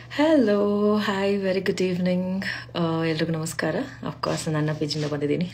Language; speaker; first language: Kannada; non-native, local second language; Kodava